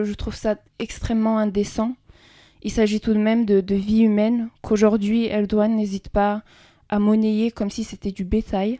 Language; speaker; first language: French; early bilingual, other home language; Kurdish